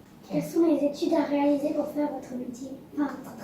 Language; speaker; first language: French; native; French